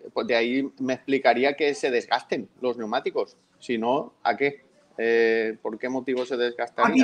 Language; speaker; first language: Spanish; native; Spanish